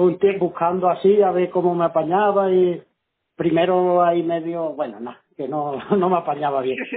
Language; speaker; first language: Spanish; native; Spanish